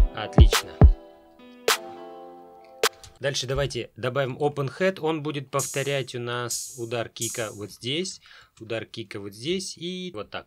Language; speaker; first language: Russian; native; Russian